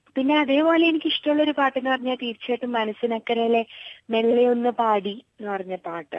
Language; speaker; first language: Malayalam; early bilingual, heritage; Malayalam